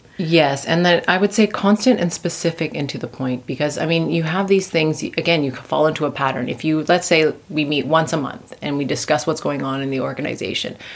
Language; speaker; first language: English; native; English